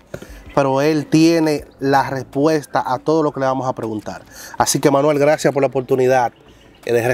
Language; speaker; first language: Spanish; native; Spanish